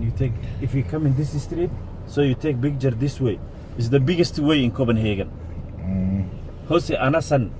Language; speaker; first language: English; non-native, learner; Somali